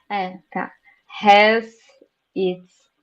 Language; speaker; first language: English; non-native, learner; Portuguese